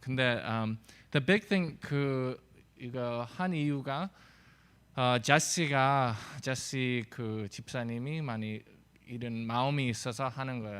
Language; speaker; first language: Korean; early bilingual, heritage; English